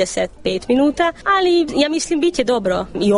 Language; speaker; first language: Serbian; non-native, local second language; Hungarian